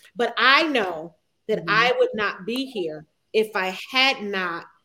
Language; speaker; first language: English; native; English